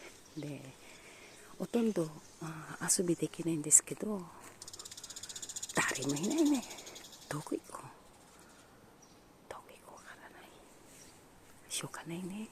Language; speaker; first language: Japanese; non-native, learner; Filipino